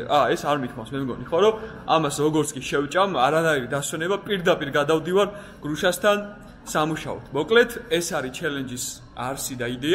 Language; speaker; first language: Georgian; native; Georgian